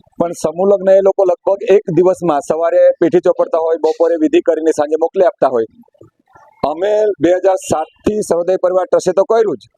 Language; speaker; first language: Gujarati; native; Gujarati